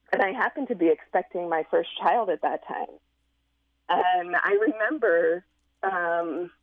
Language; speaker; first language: English; native; English